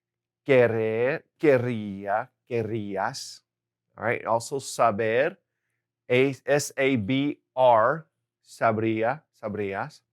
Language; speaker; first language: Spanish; non-native, fluent; English